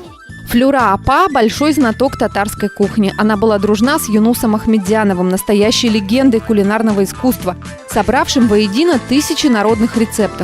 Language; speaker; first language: Russian; native; Russian